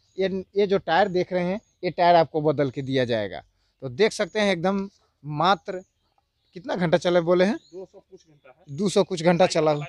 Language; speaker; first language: Hindi; native; Hindi